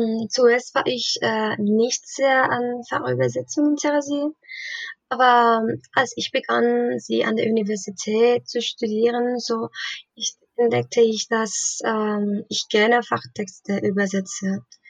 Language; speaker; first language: German; non-native, fluent; Spanish